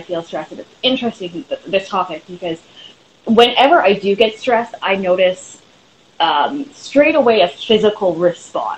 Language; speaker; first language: English; native; English